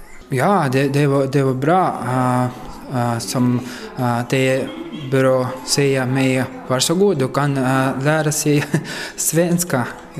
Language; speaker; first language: Swedish; non-native, learner; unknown